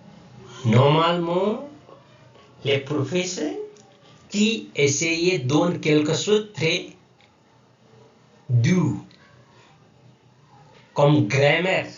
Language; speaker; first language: French; non-native, learner; Nepali